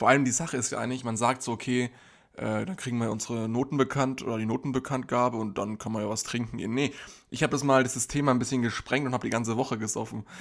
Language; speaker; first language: German; native; German